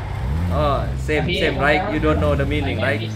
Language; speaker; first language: English; non-native, learner; Indonesian